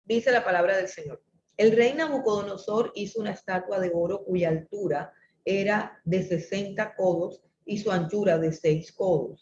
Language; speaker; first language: Spanish; native; Spanish